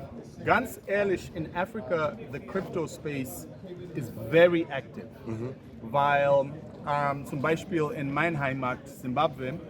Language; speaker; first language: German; non-native, learner; English